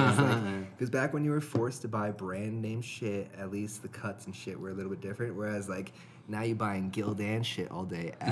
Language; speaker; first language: English; native; English